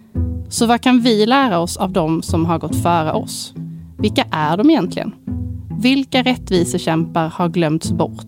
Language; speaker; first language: Swedish; native; Swedish